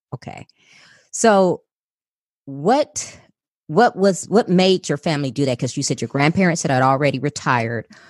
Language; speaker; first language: English; native; English